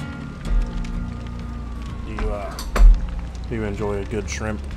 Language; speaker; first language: English; native; English